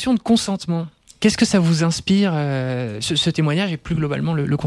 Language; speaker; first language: French; native; French